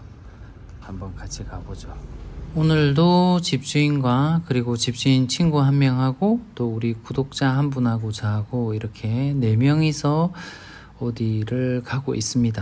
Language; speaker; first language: Korean; native; Korean